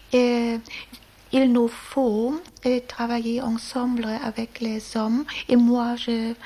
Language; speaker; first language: French; non-native, learner; German